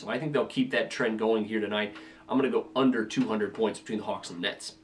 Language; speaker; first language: English; native; English